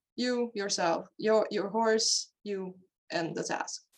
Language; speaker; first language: English; non-native, fluent; Hungarian